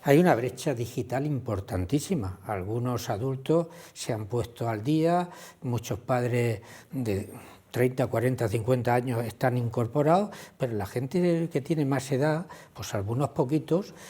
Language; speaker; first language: Spanish; native; Spanish